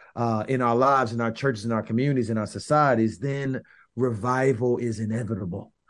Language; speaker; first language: English; native; English